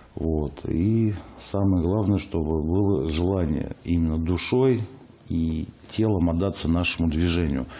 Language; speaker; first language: Russian; native; Russian